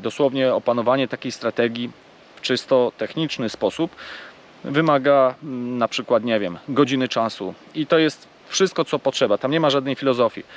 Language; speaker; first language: Polish; native; Polish